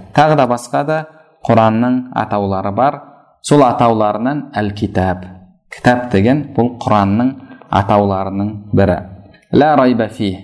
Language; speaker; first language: Kazakh; native; Kazakh